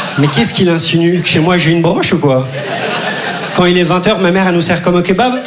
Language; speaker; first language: French; early bilingual, other home language; Turkish